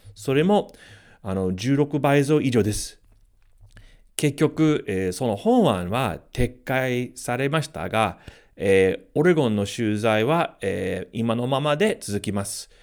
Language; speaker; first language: Japanese; non-native, fluent; English